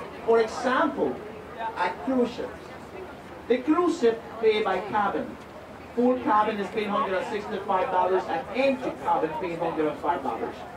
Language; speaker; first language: English; non-native, fluent; Spanish